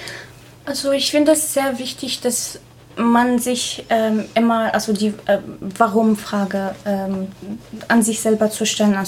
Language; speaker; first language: German; non-native, fluent; Arabic